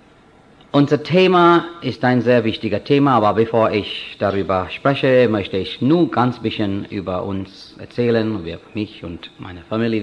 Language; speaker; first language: German; non-native, fluent; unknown